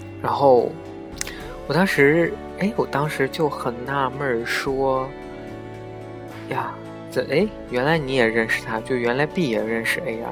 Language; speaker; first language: Chinese; native; Chinese